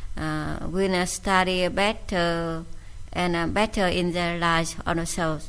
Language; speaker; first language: English; non-native, fluent; Vietnamese